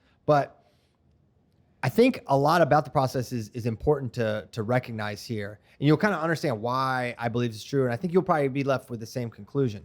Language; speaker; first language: English; native; English